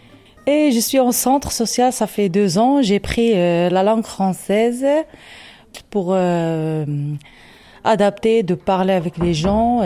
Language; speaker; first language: French; non-native, learner; Arabic